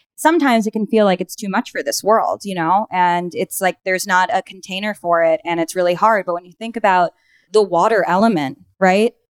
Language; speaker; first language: English; native; English